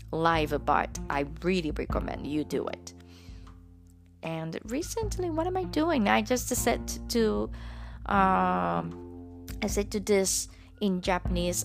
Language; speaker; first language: English; non-native, fluent; Japanese